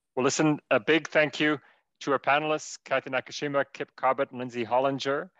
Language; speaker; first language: English; native; English